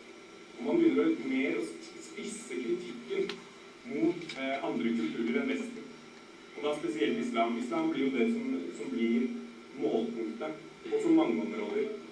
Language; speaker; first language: Norwegian; native; Norwegian